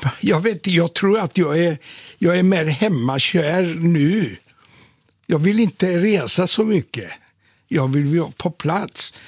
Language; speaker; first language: Swedish; non-native, fluent; Polish